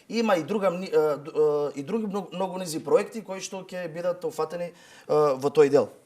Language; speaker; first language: Macedonian; native; Macedonian